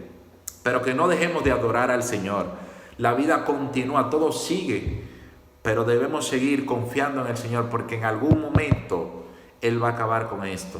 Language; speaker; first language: Spanish; native; Spanish